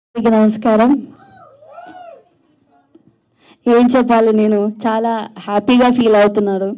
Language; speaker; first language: Telugu; non-native, fluent; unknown